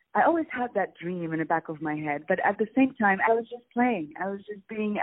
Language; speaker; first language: English; non-native, fluent; Polish